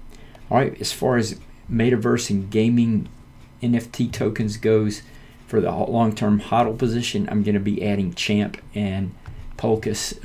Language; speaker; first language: English; native; English